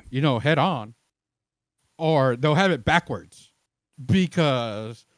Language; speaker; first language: English; native; English